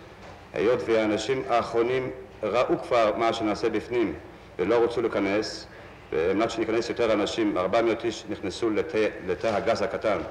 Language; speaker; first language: Hebrew; non-native, fluent; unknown